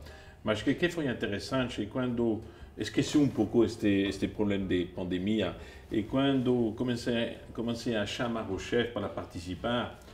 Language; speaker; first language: Portuguese; non-native, fluent; French